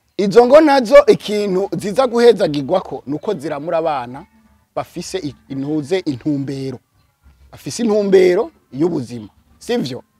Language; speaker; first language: Rundi; early bilingual, heritage; Rundi